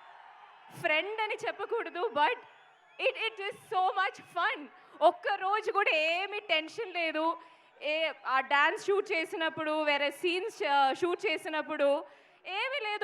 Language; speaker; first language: Telugu; non-native, learner; Malayalam